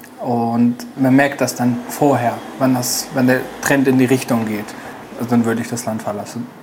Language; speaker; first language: German; non-native, fluent; Arabic